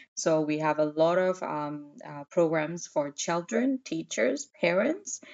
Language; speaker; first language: English; non-native, fluent; Burmese